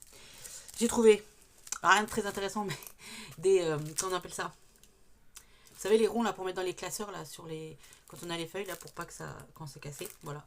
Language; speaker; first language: French; native; French